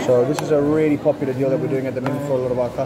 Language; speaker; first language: English; native; English